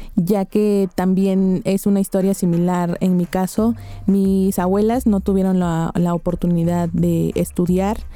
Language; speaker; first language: Spanish; native; Spanish